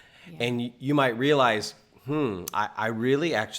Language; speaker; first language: English; native; English